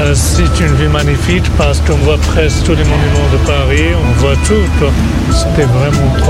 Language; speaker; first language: French; non-native, local second language; Arabic